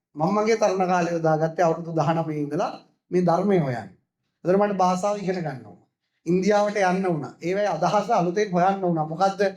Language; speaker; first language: Sinhala; native; Sinhala